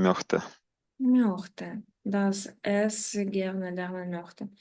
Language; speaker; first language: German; non-native, fluent; Ukrainian